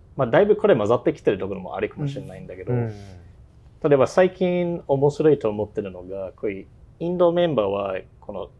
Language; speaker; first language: Japanese; non-native, fluent; English